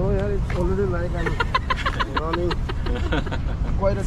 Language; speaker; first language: English; non-native, fluent; Nepali